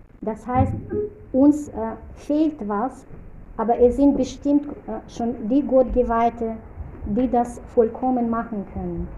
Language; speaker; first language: German; non-native, fluent; Russian